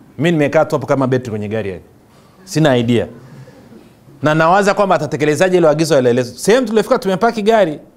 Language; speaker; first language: Swahili; native; Swahili